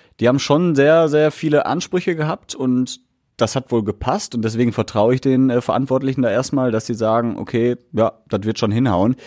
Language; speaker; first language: German; native; German